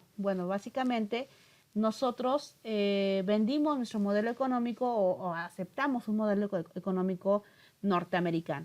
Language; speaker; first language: Spanish; native; Spanish